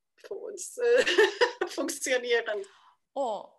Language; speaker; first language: German; non-native, fluent; Russian